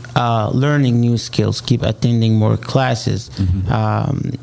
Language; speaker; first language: English; non-native, fluent; Arabic